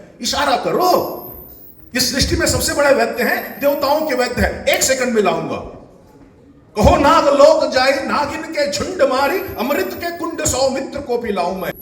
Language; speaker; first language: Hindi; non-native, local second language; Chhattisgarhi